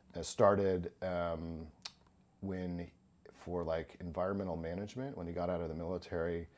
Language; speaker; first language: English; native; English